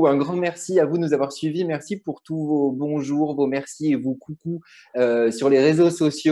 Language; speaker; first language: French; native; French